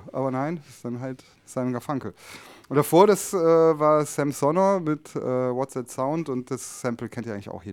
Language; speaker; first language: German; native; German